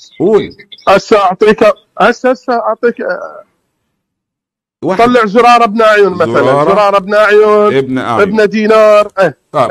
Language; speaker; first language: Arabic; native; Arabic